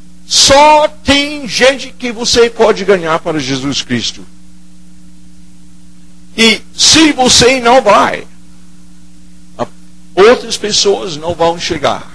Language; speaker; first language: Portuguese; non-native, fluent; English